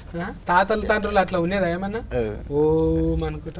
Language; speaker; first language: Telugu; native; Telugu